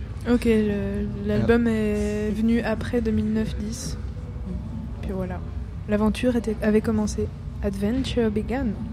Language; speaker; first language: French; native; French